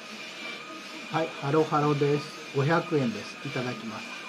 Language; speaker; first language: Japanese; non-native, learner; Filipino